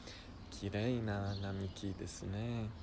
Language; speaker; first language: Japanese; non-native, learner; Italian